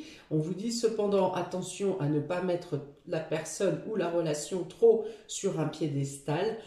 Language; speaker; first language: French; native; French